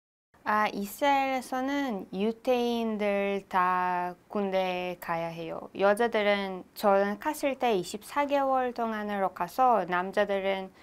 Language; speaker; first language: Korean; non-native, learner; Hebrew